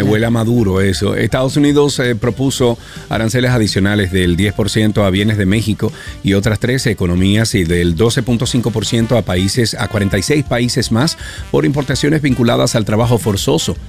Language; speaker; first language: Spanish; native; Spanish